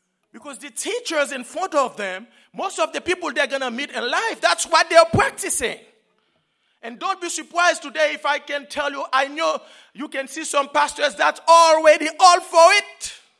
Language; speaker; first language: English; non-native, fluent; Haitian Creole